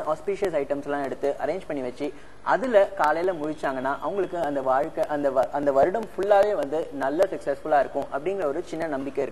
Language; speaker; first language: Tamil; native; Tamil